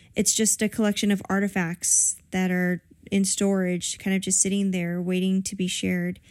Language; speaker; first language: English; native; English